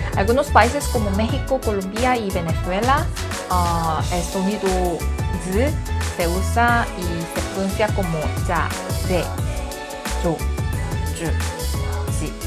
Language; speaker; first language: Spanish; non-native, learner; Korean